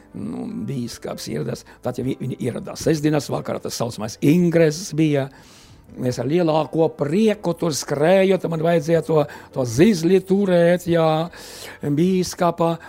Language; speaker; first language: Latvian; native; Latvian